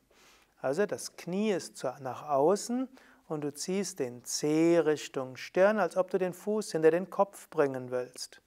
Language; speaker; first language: German; native; German